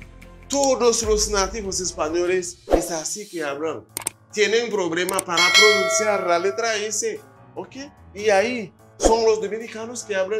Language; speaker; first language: Spanish; non-native, fluent; Haitian Creole